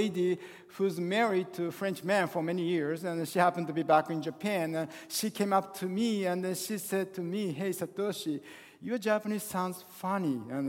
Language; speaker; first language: English; non-native, fluent; Japanese